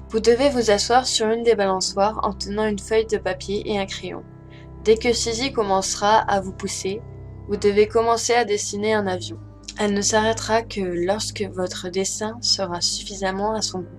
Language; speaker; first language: French; native; French